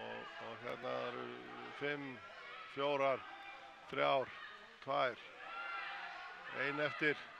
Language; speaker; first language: Icelandic; native; Icelandic